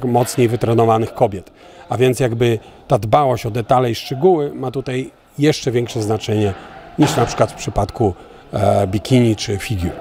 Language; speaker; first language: Polish; native; Polish